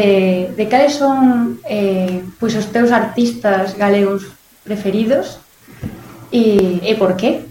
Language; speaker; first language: Galician; native; Galician